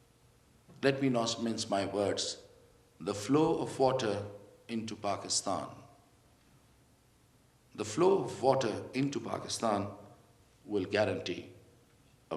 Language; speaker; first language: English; non-native, local second language; Urdu